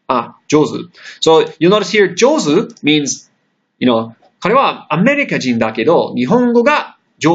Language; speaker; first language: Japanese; non-native, fluent; English